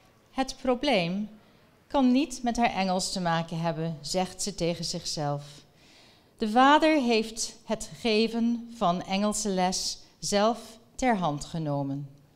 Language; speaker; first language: Dutch; early bilingual, heritage; Dutch